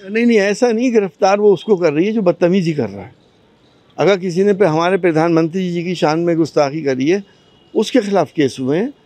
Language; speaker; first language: Hindi; native; Hindi